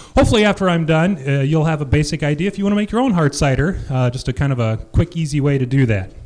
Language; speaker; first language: English; native; English